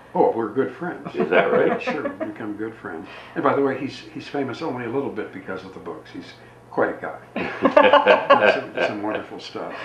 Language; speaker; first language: English; native; English